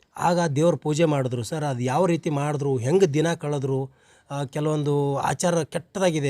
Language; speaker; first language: Kannada; native; Kannada